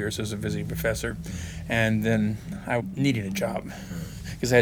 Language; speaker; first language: English; native; English